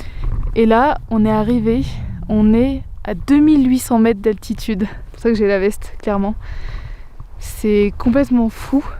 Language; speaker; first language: French; native; French